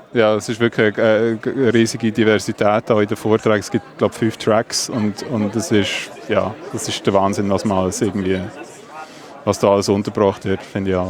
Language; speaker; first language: German; native; German